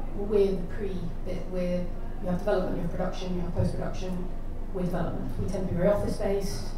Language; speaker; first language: English; native; English